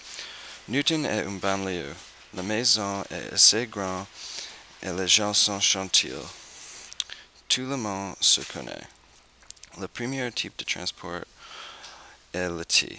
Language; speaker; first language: French; non-native, learner; English